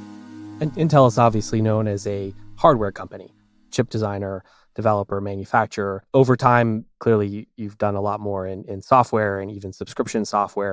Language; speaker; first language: English; native; English